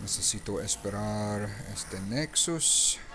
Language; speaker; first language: Spanish; non-native, learner; English